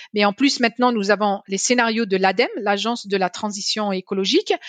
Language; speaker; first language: French; non-native, local second language; Arabic